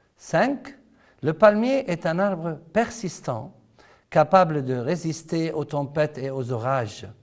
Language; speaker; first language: French; non-native, fluent; Arabic